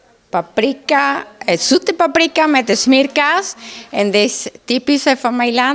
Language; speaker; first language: Dutch; non-native, fluent; Spanish